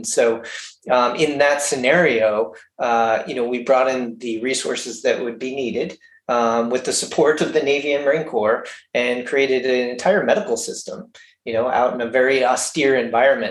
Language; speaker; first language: English; native; English